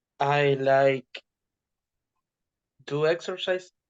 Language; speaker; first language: English; non-native, learner; Spanish